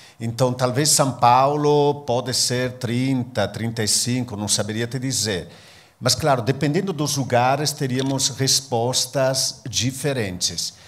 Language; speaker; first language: Portuguese; non-native, fluent; Italian